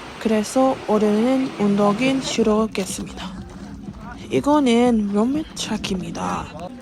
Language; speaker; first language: Korean; non-native, learner; English